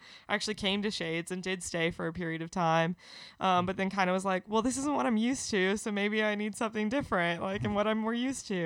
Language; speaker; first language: English; native; English